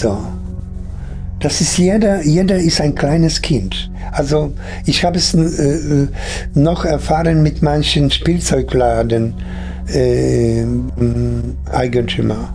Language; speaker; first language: German; non-native, fluent; Polish